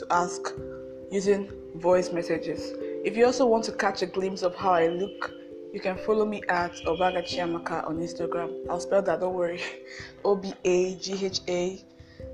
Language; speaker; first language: English; non-native, local second language; Igbo